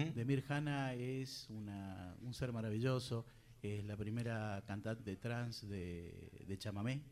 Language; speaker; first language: Spanish; native; Spanish